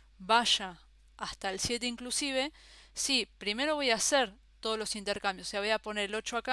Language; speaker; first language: Spanish; native; Spanish